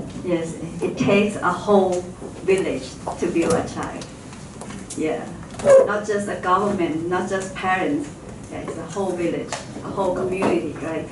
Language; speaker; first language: English; non-native, fluent; Thai